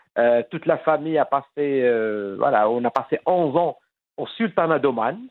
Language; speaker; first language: French; non-native, fluent; Arabic